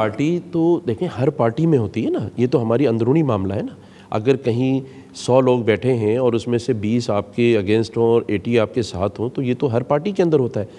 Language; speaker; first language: Urdu; native; Urdu